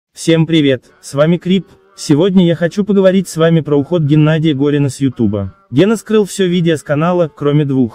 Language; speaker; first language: Russian; native; Russian